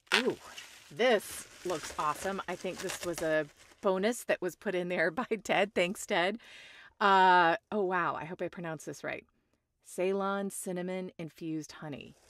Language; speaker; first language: English; native; English